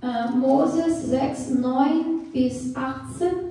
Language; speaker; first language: German; non-native, fluent; Portuguese